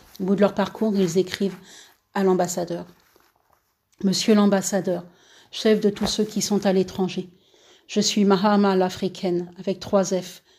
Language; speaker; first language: French; native; French